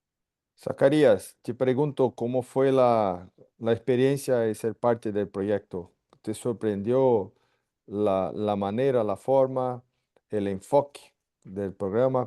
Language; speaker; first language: Spanish; non-native, fluent; Portuguese